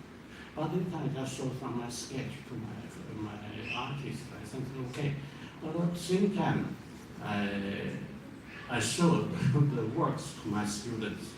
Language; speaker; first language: English; non-native, learner; Chinese